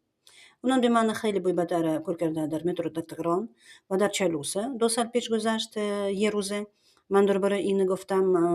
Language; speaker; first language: Persian; non-native, learner; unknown